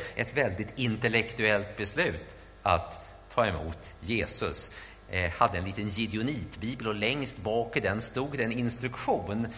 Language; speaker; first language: Swedish; native; Swedish